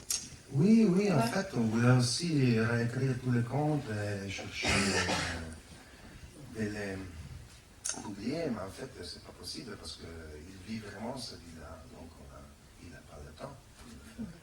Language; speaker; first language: French; non-native, fluent; Italian